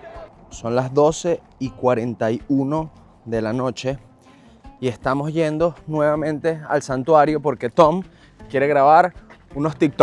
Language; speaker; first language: Spanish; native; Spanish